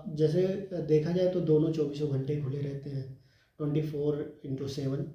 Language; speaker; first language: Hindi; native; Hindi